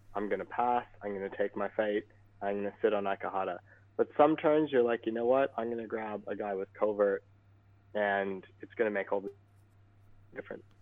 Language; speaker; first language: English; native; English